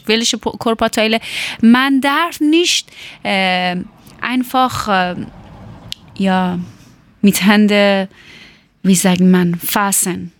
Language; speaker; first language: German; non-native, learner; Persian